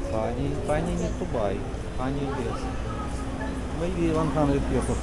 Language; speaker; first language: English; non-native, learner; Russian